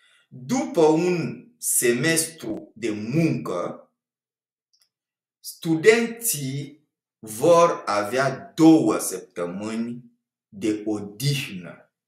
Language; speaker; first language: Romanian; non-native, fluent; French